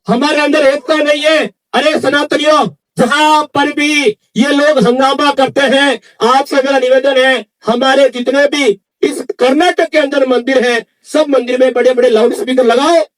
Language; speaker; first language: Hindi; non-native, local second language; Kannada